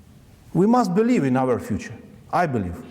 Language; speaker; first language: English; non-native, learner; Ukrainian